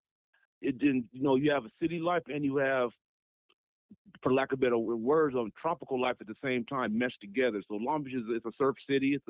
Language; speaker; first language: English; native; English